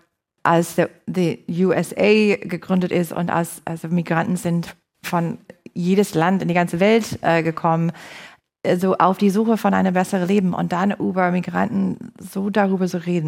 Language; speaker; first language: German; non-native, fluent; English